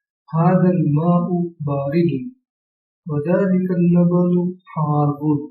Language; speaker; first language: Arabic; non-native, fluent; Urdu